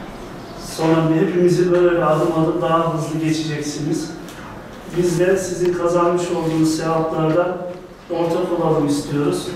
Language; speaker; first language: Turkish; native; Turkish